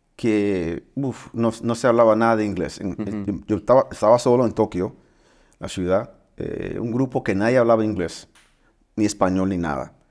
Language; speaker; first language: Spanish; early bilingual, heritage; Spanish